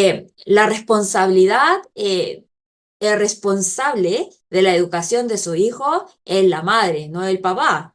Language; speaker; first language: Spanish; non-native, fluent; Korean